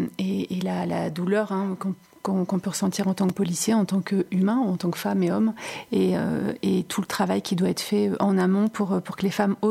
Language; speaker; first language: French; native; French